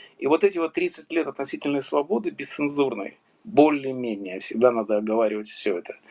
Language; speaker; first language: Russian; native; Russian